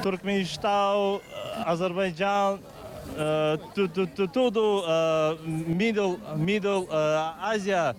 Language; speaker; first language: Portuguese; non-native, learner; Uzbek